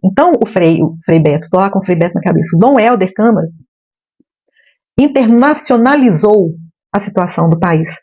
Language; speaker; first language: Portuguese; native; Portuguese